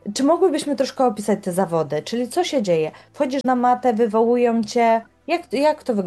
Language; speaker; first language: Polish; native; Polish